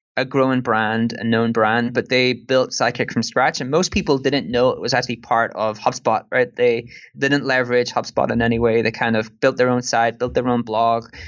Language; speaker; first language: English; native; English